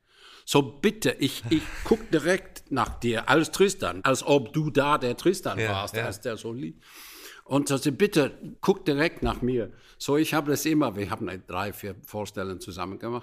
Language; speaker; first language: German; non-native, fluent; English